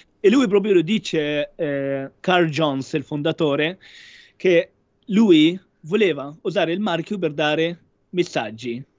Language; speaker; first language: Italian; non-native, fluent; Arabic